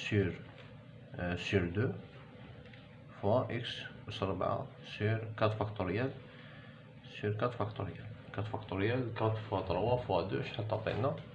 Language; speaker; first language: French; non-native, local second language; Arabic